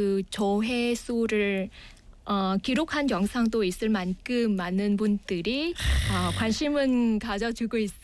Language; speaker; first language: Korean; non-native, fluent; Vietnamese